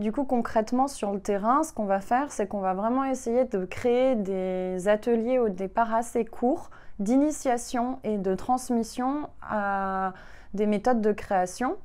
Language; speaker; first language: French; native; French